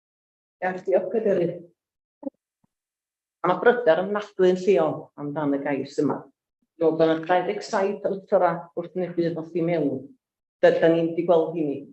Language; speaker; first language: Welsh; native; Welsh